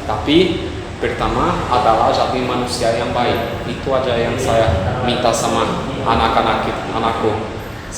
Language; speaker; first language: Indonesian; non-native, fluent; Portuguese